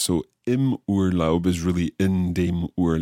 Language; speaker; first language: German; non-native, learner; English